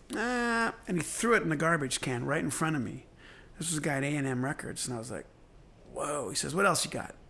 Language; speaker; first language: English; native; English